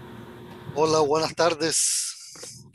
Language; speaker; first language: Spanish; native; Spanish